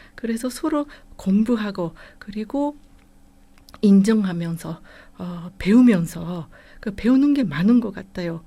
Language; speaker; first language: Korean; non-native, fluent; Japanese